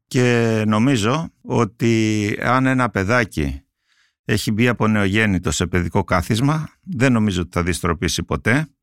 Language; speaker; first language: Greek; native; Greek